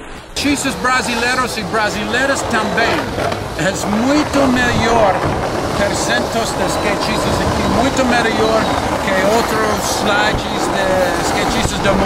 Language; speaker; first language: Portuguese; non-native, learner; English